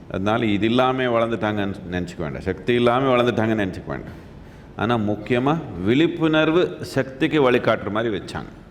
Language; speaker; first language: Tamil; non-native, local second language; Kannada